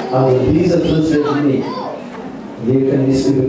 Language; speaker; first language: German; non-native, fluent; Sinhala